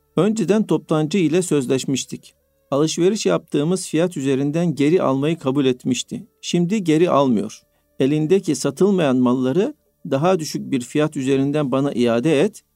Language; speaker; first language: Turkish; native; Turkish